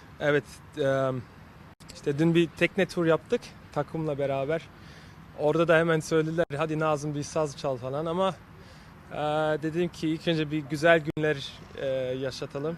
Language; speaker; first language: Turkish; early bilingual, heritage; Turkish